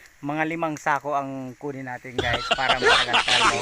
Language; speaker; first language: Filipino; non-native, local second language; Bikol